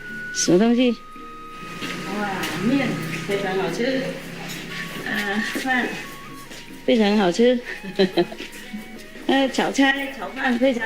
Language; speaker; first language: Chinese; non-native, fluent; Vietnamese